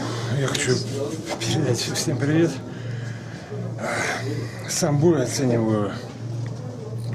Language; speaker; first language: Russian; native; Russian